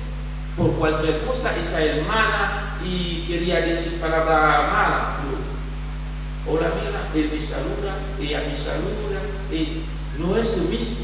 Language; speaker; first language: Spanish; non-native, fluent; French